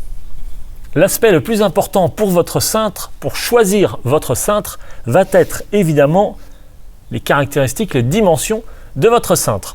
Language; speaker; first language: French; native; French